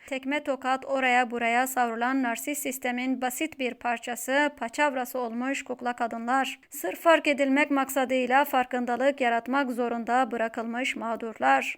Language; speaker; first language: Turkish; native; Turkish